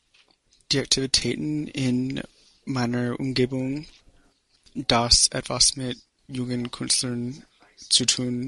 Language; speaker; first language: German; non-native, learner; English